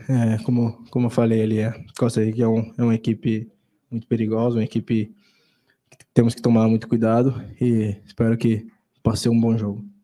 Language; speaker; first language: Portuguese; native; Portuguese